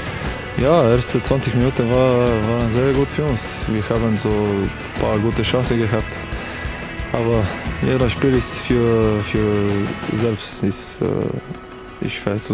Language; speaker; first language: German; non-native, learner; Bulgarian